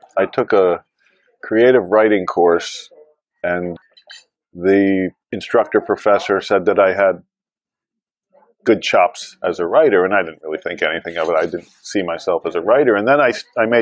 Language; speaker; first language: English; native; English